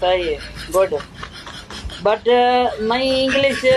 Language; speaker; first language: English; non-native, learner; Sindhi